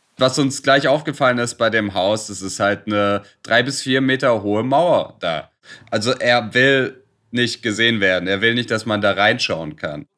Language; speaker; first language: German; early bilingual, other home language; Serbian